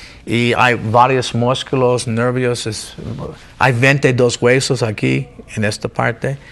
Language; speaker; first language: Spanish; non-native, learner; English